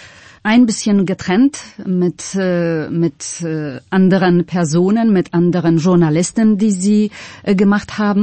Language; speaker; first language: German; non-native, fluent; Polish